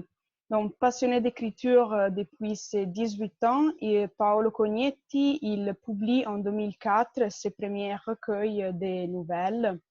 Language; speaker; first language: French; non-native, fluent; Italian